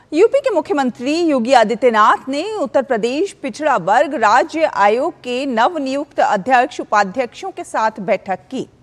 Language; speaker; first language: Hindi; native; Hindi